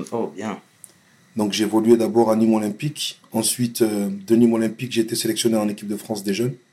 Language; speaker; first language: French; native; French